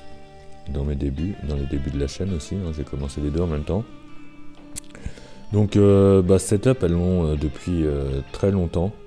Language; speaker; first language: French; native; French